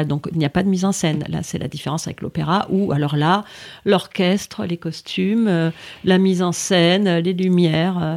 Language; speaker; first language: French; native; French